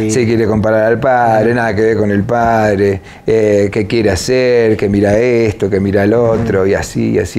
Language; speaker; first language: Spanish; native; Spanish